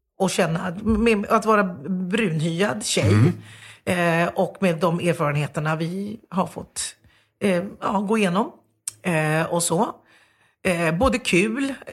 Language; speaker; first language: Swedish; native; Swedish